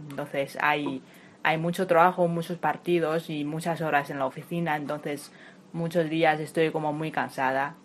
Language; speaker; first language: Spanish; non-native, fluent; Chinese